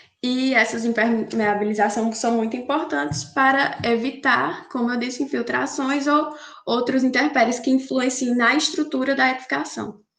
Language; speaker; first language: Portuguese; native; Portuguese